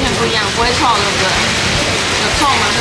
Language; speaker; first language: Chinese; native; Chinese